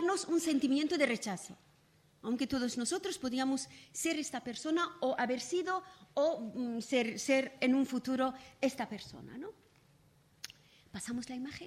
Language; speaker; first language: Spanish; non-native, fluent; Persian